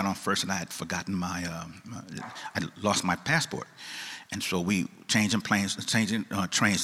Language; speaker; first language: English; native; English